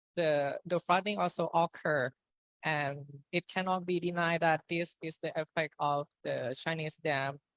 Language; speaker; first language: English; non-native, fluent; Thai